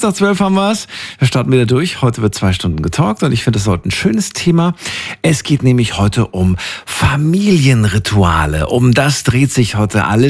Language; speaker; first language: German; native; German